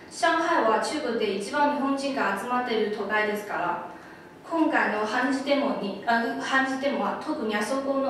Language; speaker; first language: Japanese; non-native, fluent; Chinese